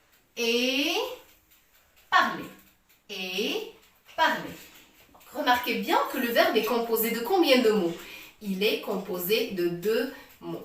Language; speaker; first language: French; non-native, local second language; Arabic